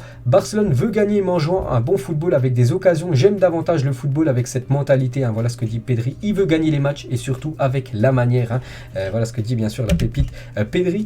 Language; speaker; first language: French; native; French